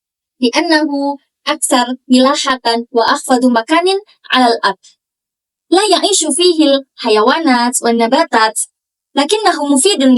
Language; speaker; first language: Arabic; non-native, learner; Indonesian